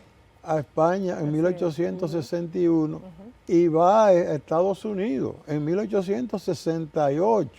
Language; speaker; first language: Spanish; native; Spanish